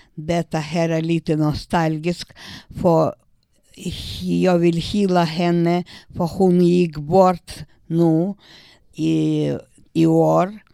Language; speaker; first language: Swedish; non-native, learner; Russian